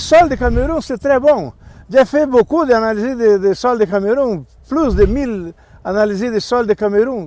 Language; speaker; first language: French; non-native, learner; Portuguese